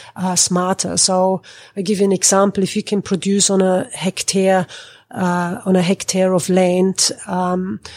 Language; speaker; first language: English; non-native, fluent; German